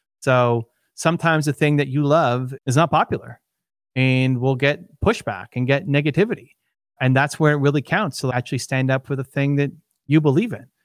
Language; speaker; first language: English; native; English